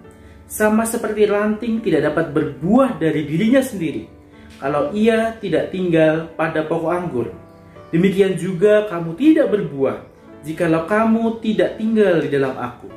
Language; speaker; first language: Indonesian; native; Indonesian